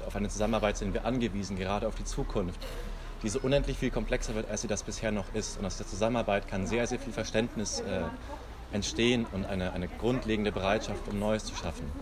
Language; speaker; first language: German; native; German